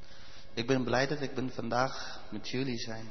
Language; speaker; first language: Dutch; non-native, learner; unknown